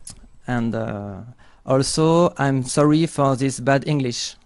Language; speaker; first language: English; non-native, learner; French